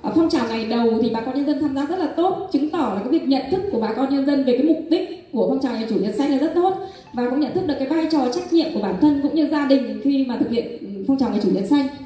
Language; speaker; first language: Vietnamese; non-native, local second language; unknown